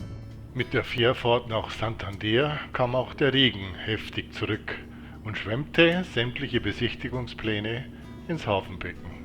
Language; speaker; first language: German; native; German